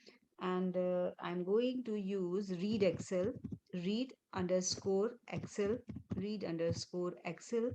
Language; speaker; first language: English; non-native, local second language; Hindi